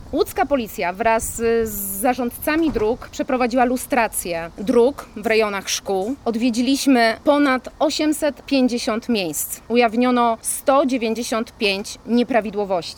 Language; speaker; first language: Polish; native; Polish